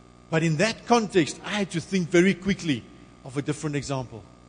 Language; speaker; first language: English; non-native, local second language; Afrikaans